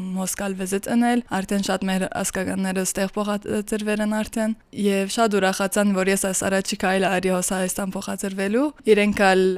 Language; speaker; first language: Armenian; early bilingual, heritage; Armenian